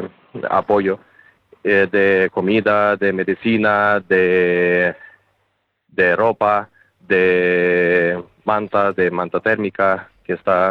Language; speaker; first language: Spanish; non-native, learner; Ukrainian